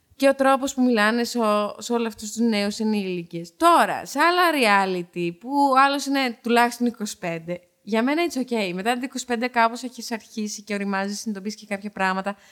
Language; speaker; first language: Greek; early bilingual, heritage; Dutch